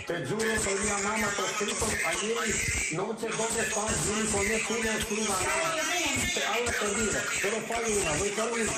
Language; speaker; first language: Italian; non-native, learner; Albanian